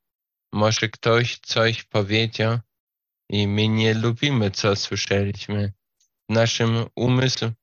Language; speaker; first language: Polish; non-native, fluent; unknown